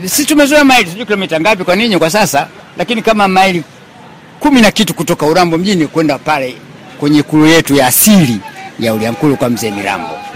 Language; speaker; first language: Swahili; non-native, local second language; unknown